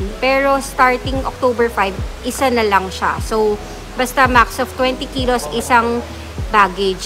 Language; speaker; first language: Filipino; native; Filipino